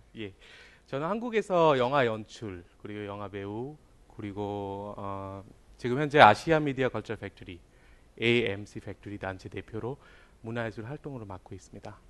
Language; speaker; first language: Korean; non-native, fluent; Bangla